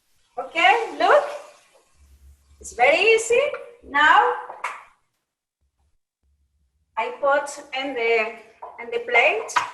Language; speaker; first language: English; non-native, learner; Spanish